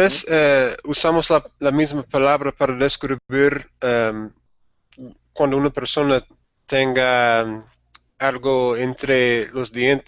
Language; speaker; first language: Spanish; non-native, learner; English